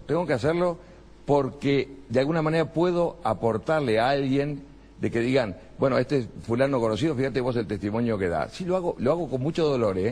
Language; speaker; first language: Spanish; native; Spanish